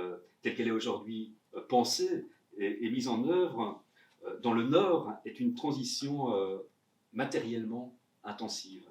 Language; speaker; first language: French; native; French